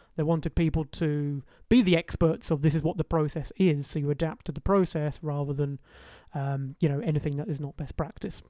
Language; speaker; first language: English; native; English